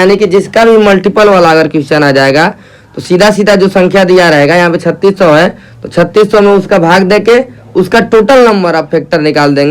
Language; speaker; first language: Hindi; native; Hindi